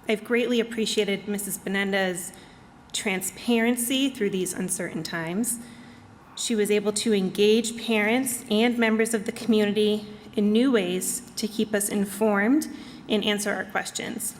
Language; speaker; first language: English; native; English